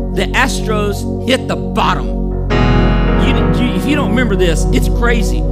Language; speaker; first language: English; native; English